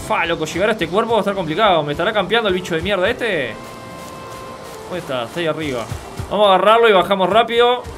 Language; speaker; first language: Spanish; native; Spanish